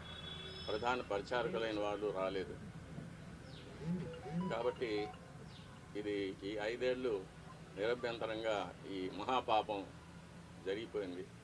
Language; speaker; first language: Telugu; native; Telugu